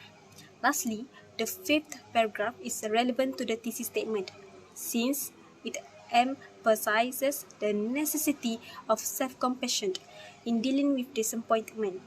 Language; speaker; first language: English; non-native, fluent; Malay